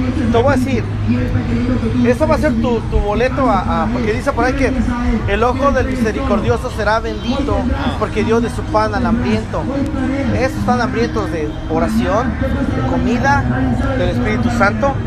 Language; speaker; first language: Spanish; native; Spanish